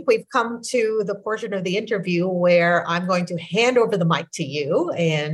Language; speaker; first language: English; non-native, local second language; Filipino